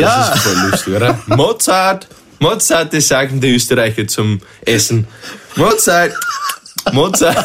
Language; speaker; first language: German; non-native, learner; English